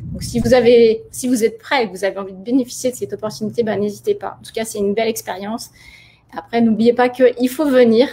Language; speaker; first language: French; native; French